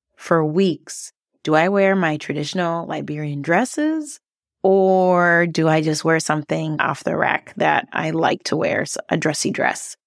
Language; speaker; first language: English; early bilingual, other home language; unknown